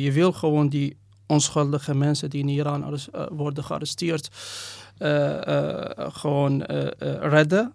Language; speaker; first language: Dutch; non-native, fluent; Persian